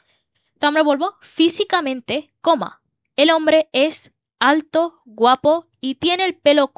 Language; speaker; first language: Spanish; non-native, fluent; Bangla